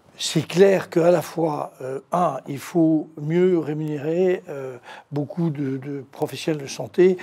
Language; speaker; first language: French; native; French